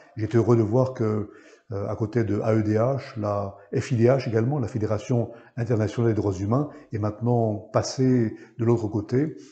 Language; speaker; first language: French; native; French